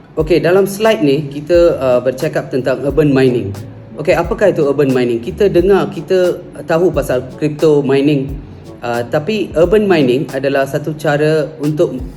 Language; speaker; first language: Malay; non-native, local second language; Tamil